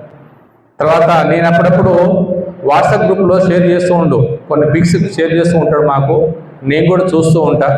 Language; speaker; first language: Telugu; native; Telugu